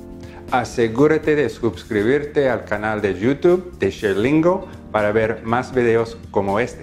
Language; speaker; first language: Spanish; non-native, fluent; English